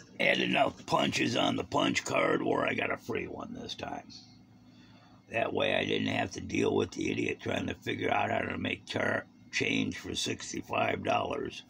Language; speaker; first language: English; native; English